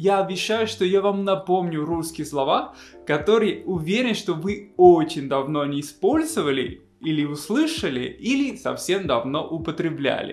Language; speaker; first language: Russian; non-native, fluent; Spanish